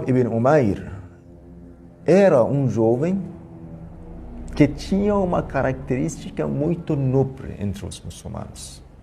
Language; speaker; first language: Portuguese; non-native, fluent; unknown